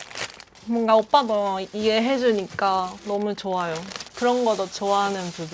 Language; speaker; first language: Korean; non-native, fluent; Japanese